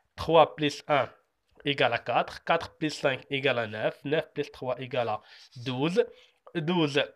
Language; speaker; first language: French; non-native, local second language; Arabic